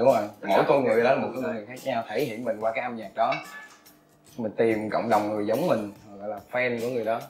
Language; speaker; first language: Vietnamese; native; Vietnamese